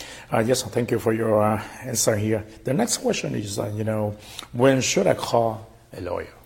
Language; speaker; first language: English; non-native, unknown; Vietnamese